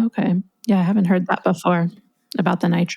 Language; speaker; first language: English; native; English